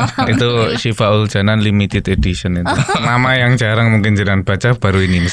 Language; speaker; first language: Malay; non-native, local second language; Javanese